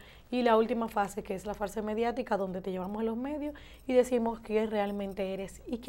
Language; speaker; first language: Spanish; native; Spanish